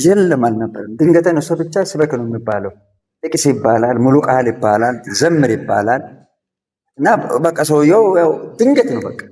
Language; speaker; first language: Amharic; non-native, local second language; Sidamo